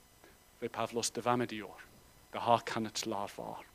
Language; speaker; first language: Turkish; non-native, fluent; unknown